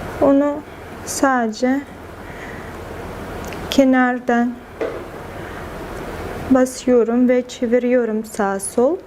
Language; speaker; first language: Turkish; non-native, fluent; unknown